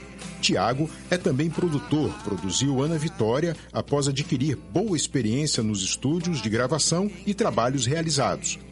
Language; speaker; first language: Portuguese; native; Portuguese